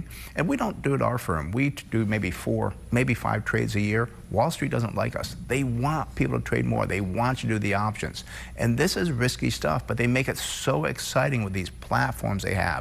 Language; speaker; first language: English; native; English